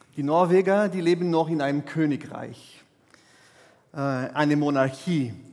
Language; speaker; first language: German; non-native, fluent; Portuguese